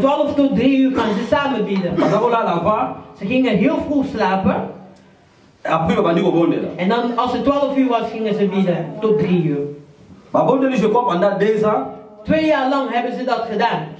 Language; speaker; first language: Dutch; early bilingual, other home language; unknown